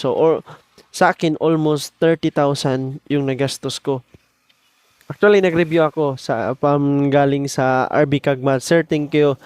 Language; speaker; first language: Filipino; non-native, local second language; Cebuano